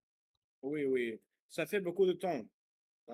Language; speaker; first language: French; non-native, learner; Russian